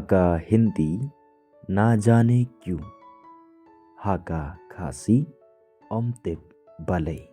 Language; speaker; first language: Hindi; non-native, local second language; Khasi